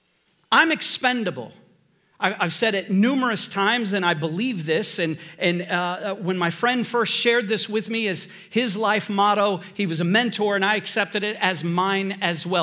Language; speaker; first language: English; native; English